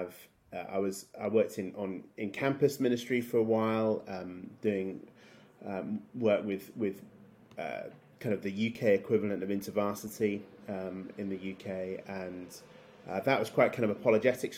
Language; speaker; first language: English; native; English